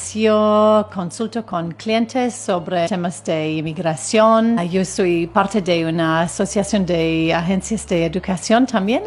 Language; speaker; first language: Spanish; non-native, fluent; English